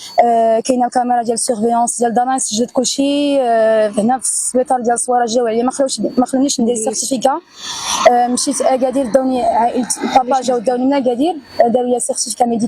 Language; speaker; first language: Arabic; early bilingual, heritage; Arabic